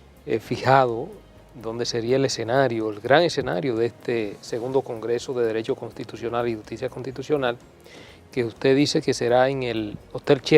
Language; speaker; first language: Spanish; native; Spanish